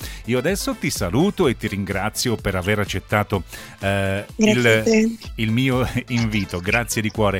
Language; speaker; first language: Italian; native; Italian